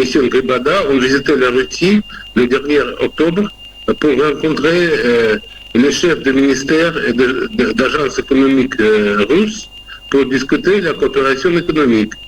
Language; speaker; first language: French; non-native, fluent; Russian